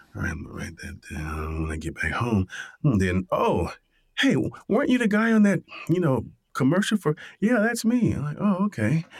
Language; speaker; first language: English; native; English